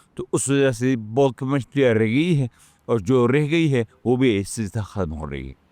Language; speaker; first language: Urdu; non-native, local second language; Pashto